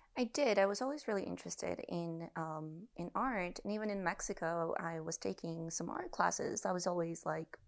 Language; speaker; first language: English; early bilingual, other home language; Spanish